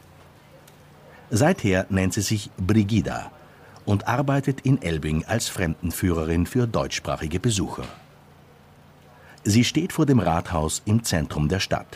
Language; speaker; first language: German; native; German